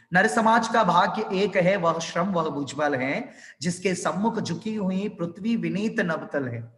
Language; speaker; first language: Hindi; non-native, local second language; Telugu